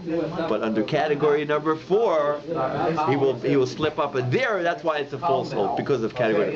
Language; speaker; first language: English; native; English